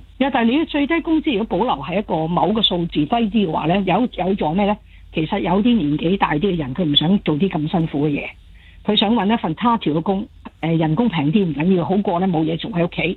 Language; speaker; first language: Cantonese; native; Cantonese